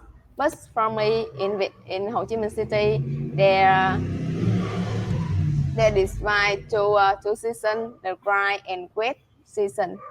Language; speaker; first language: English; non-native, learner; Vietnamese